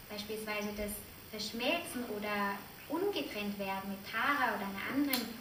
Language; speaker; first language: German; native; German